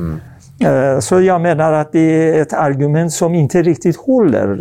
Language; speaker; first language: Swedish; non-native, fluent; Persian